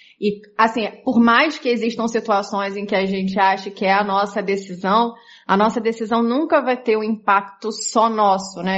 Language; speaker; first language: Portuguese; native; Portuguese